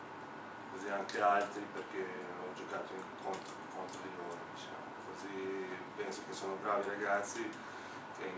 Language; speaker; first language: Italian; non-native, fluent; Slovenian